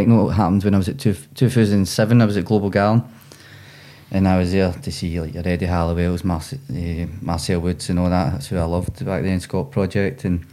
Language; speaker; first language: English; native; English